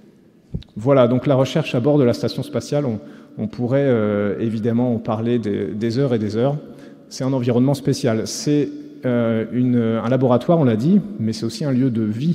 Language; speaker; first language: French; native; French